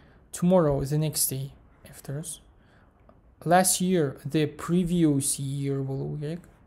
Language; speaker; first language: English; non-native, fluent; Kazakh